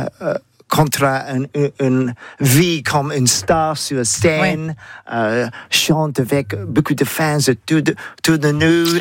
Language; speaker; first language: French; non-native, learner; English